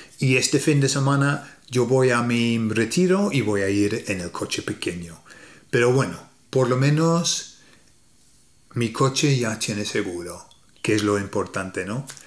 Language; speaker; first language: Spanish; non-native, fluent; English